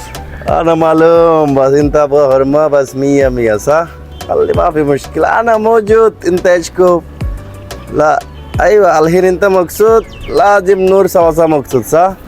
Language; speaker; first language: Arabic; non-native, learner; Bangla